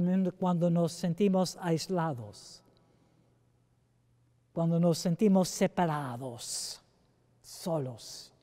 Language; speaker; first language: Spanish; non-native, fluent; English